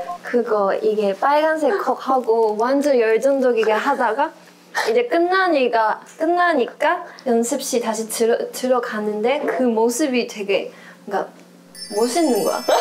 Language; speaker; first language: Korean; non-native, fluent; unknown